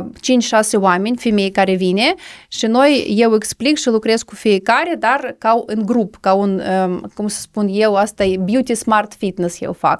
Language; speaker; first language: Romanian; non-native, local second language; Russian